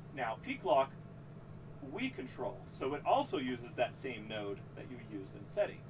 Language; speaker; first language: English; native; English